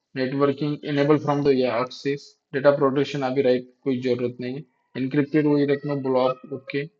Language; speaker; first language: Hindi; non-native, local second language; Marathi